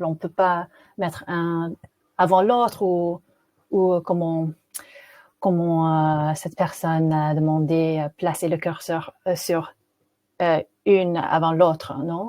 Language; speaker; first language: French; non-native, fluent; English